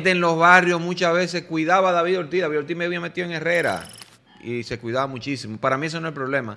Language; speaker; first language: Spanish; native; Spanish